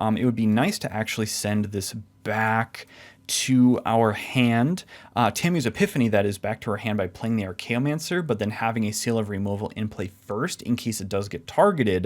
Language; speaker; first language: English; native; English